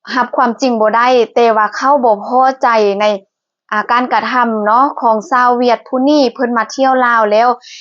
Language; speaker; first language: Thai; native; Thai